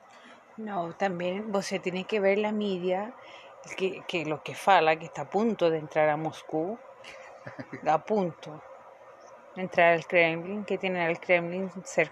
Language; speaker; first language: Portuguese; non-native, fluent; Spanish